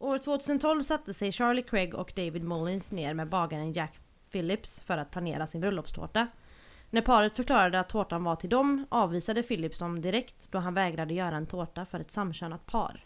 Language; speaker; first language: Swedish; native; Swedish